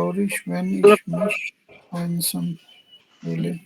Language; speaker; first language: German; non-native, learner; Urdu